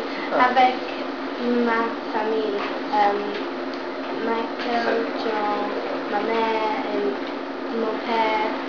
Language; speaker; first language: French; non-native, learner; English